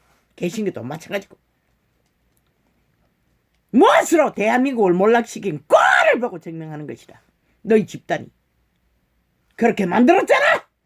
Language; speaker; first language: Korean; native; Korean